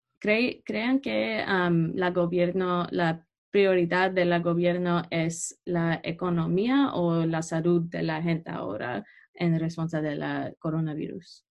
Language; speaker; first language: Spanish; non-native, learner; English